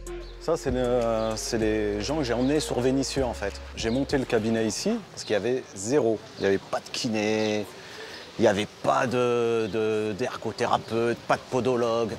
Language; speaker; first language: French; native; French